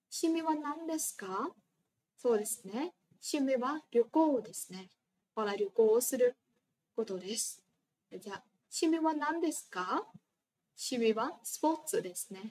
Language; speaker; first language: Japanese; non-native, fluent; Vietnamese